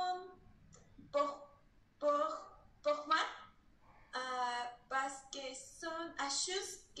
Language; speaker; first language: French; non-native, learner; Spanish